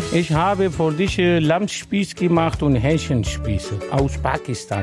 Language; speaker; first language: German; non-native, learner; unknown